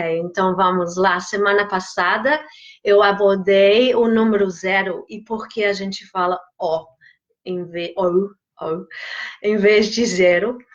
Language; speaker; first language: Portuguese; non-native, fluent; English